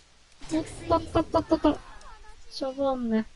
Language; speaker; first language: Japanese; native; Japanese